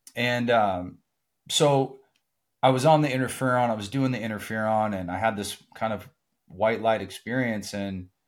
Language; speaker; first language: English; native; English